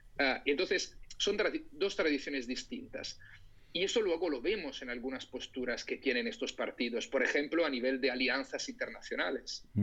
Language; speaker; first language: Spanish; non-native, fluent; Italian